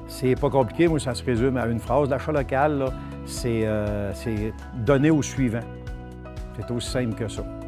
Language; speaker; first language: French; native; French